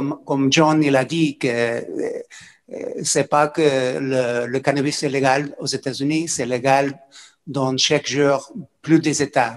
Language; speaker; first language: French; non-native, fluent; English